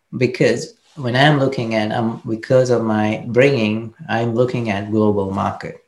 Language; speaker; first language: English; non-native, local second language; Sinhala